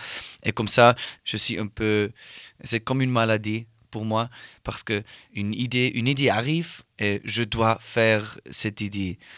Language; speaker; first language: French; non-native, learner; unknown